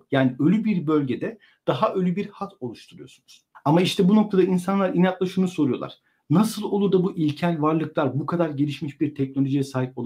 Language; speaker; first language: Turkish; native; Turkish